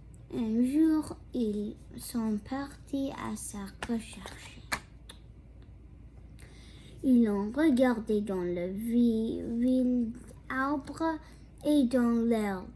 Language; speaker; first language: French; non-native, local second language; English